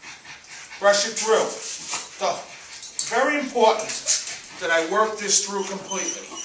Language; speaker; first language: English; native; English